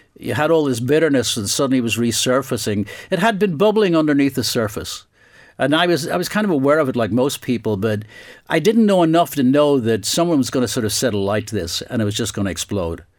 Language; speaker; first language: English; native; English